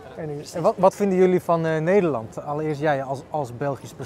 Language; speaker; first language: Dutch; native; Dutch